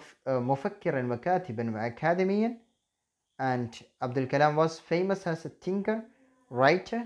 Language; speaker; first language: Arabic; non-native, fluent; Malayalam